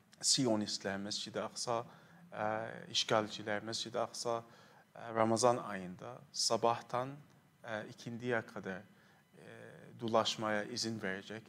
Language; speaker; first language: Turkish; non-native, fluent; Arabic